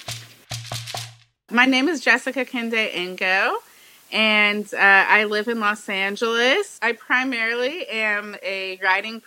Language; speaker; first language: English; native; English